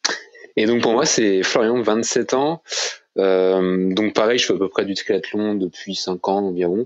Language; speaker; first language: French; native; French